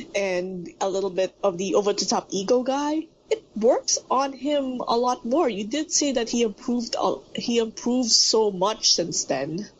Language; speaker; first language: English; non-native, local second language; Filipino